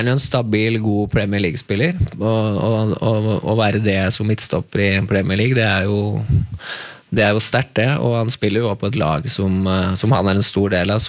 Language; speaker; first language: Norwegian; native; Norwegian